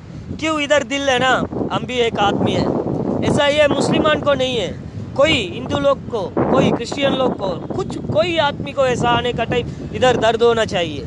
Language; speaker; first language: Hindi; non-native, learner; Tamil